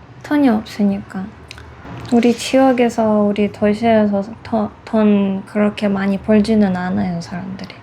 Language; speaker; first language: Korean; non-native, fluent; Russian